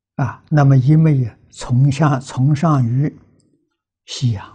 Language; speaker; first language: Chinese; native; Chinese